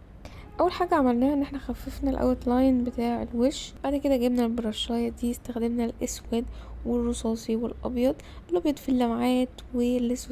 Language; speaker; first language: Arabic; native; Arabic